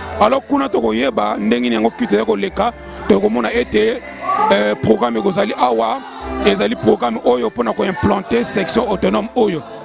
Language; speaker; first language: Lingala; native; Lingala